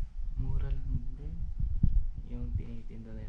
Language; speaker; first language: Filipino; native; Filipino